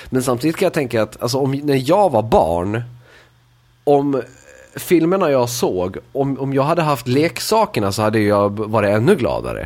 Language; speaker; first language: Swedish; native; Swedish